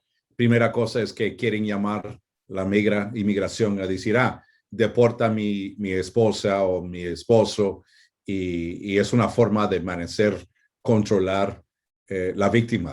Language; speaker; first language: Spanish; non-native, fluent; English